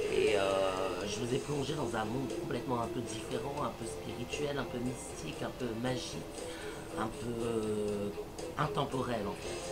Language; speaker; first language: French; early bilingual, other home language; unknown